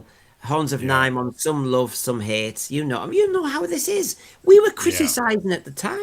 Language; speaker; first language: English; native; English